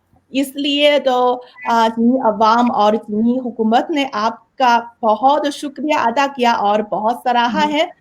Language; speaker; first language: Hindi; non-native, fluent; Chinese